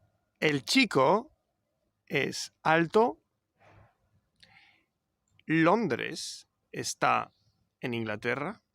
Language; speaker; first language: Spanish; non-native, fluent; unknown